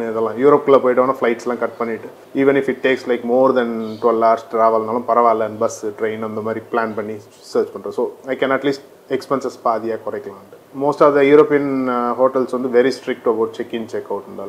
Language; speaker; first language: Tamil; native; Tamil